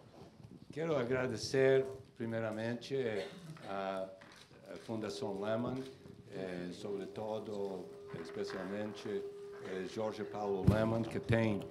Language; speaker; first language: Portuguese; non-native, learner; Spanish